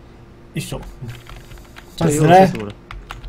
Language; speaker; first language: Chinese; native; Chinese